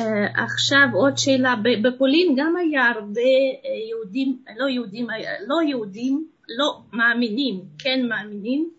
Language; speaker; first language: Hebrew; non-native, fluent; Russian